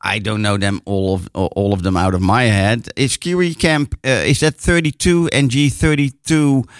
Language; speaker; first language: English; non-native, fluent; Dutch